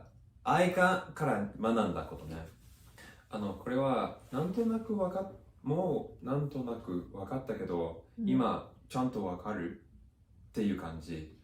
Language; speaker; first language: Japanese; non-native, fluent; English